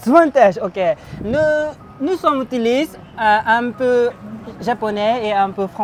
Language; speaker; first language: French; non-native, learner; Japanese